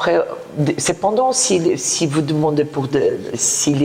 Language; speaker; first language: French; non-native, fluent; Portuguese